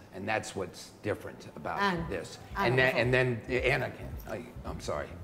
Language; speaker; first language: Spanish; non-native, learner; English